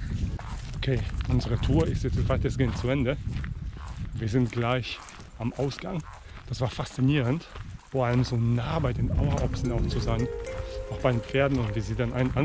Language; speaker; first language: German; native; German